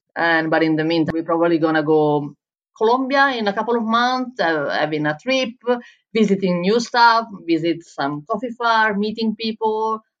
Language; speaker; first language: English; non-native, fluent; Italian